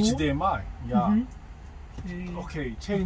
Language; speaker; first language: English; non-native, learner; Korean